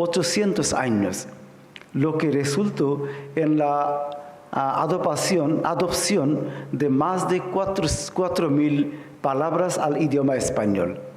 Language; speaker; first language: Spanish; non-native, fluent; Bangla